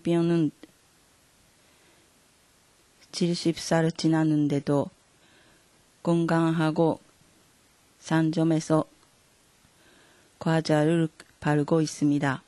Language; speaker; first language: Korean; non-native, fluent; Japanese